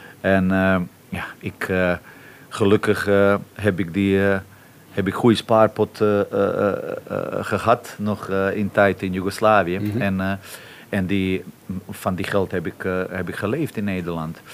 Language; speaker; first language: Dutch; non-native, fluent; Bosnian